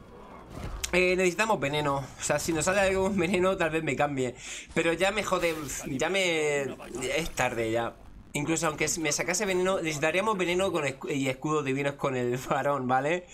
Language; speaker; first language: Spanish; native; Spanish